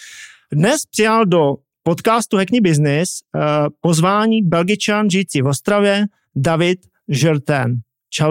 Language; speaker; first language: Czech; native; Czech